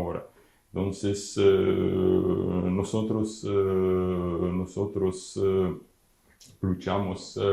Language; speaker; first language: Spanish; non-native, fluent; Ukrainian